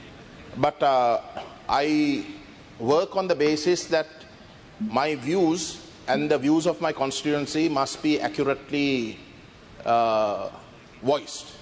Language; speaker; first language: English; non-native, local second language; Tamil